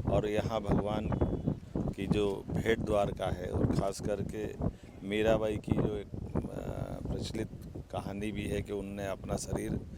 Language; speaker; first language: Hindi; native; Hindi